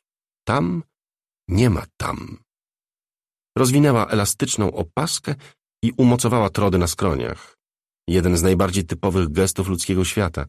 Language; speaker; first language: Polish; native; Polish